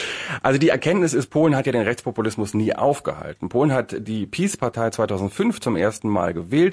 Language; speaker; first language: German; native; German